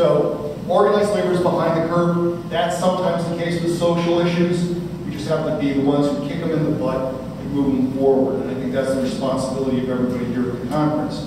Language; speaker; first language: English; native; English